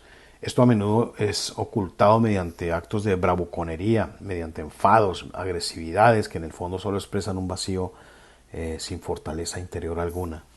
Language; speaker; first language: Spanish; native; Spanish